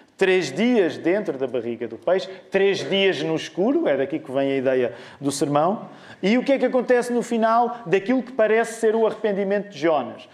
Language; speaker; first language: Portuguese; native; Portuguese